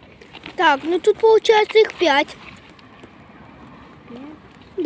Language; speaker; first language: Russian; native; Russian